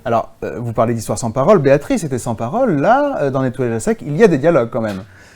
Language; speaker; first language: French; native; French